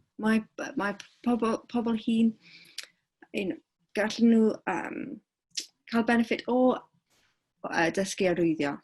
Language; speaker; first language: Welsh; non-native, fluent; English